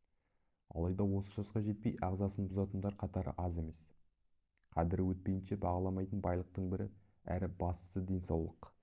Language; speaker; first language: Kazakh; native; Kazakh